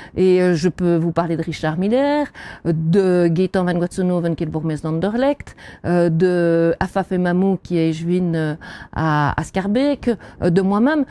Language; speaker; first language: French; native; French